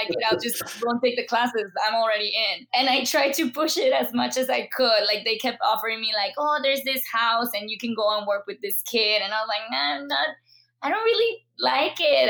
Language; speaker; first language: English; non-native, fluent; Spanish